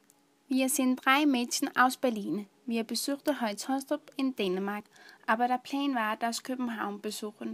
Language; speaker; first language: German; non-native, learner; Danish